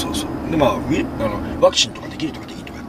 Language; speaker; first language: Japanese; native; Japanese